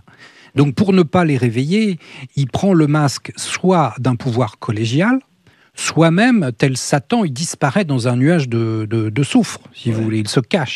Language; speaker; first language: French; native; French